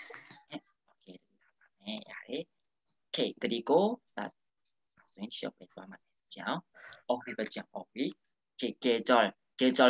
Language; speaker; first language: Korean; non-native, fluent; Burmese